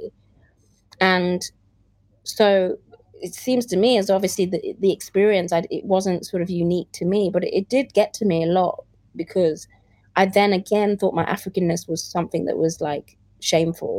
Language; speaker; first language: English; native; English